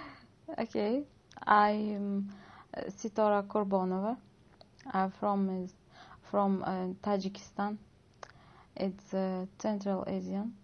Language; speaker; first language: English; non-native, learner; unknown